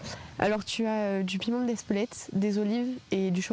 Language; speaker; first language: French; native; French